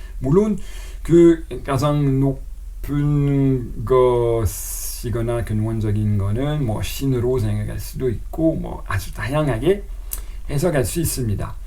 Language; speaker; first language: Korean; non-native, fluent; French